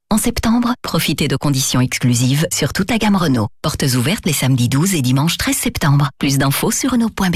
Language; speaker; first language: French; native; French